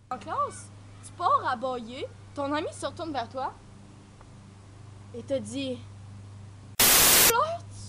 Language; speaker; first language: French; native; French